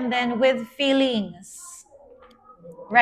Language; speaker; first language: English; non-native, fluent; Vietnamese